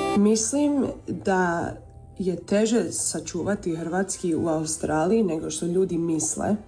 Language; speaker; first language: Serbian; early bilingual, heritage; Croatian